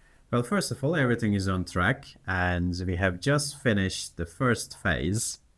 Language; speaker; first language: English; non-native, fluent; Turkish